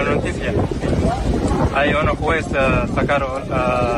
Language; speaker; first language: Spanish; non-native, learner; Arabic